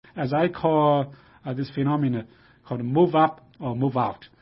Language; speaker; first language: English; non-native, fluent; Chinese